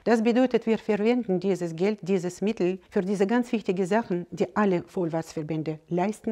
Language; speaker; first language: German; non-native, fluent; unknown